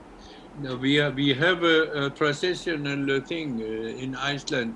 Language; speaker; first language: English; non-native, learner; Icelandic